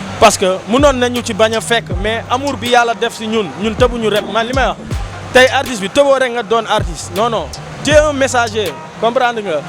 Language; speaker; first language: Wolof; non-native, local second language; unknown